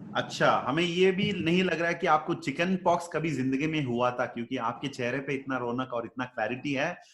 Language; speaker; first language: Hindi; native; Hindi